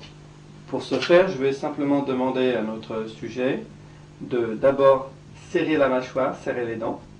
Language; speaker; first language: French; native; French